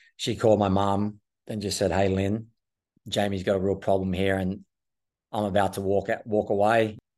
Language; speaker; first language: English; native; English